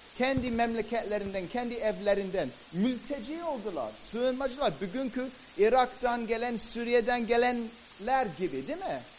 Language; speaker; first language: Turkish; native; Turkish